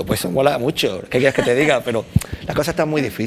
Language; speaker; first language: Spanish; native; Spanish